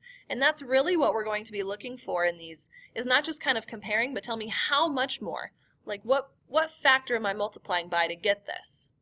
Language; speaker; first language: English; native; English